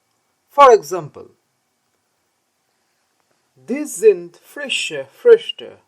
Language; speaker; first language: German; non-native, learner; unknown